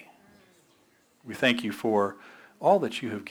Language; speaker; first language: English; native; English